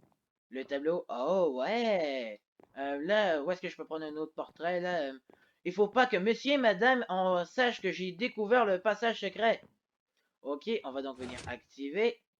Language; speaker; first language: French; native; French